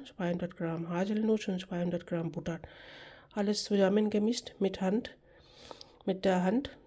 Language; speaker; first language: German; non-native, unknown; Bangla